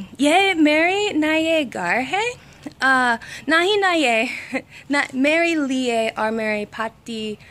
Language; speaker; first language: Hindi; non-native, learner; English